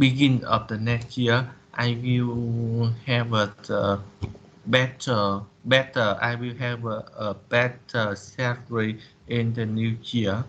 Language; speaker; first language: English; non-native, learner; Vietnamese